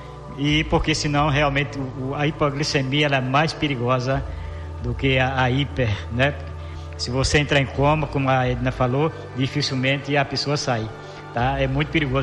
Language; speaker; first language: Portuguese; native; Portuguese